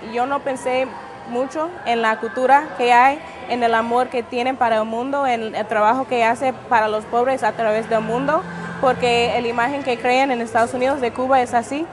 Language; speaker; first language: Spanish; non-native, fluent; English